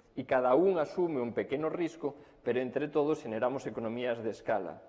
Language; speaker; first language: Spanish; non-native, local second language; Galician